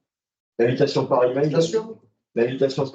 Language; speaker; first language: French; native; French